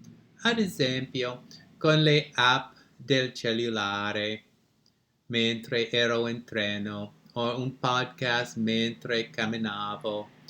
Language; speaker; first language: Italian; non-native, learner; English